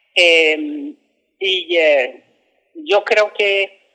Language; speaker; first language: Spanish; non-native, fluent; Swedish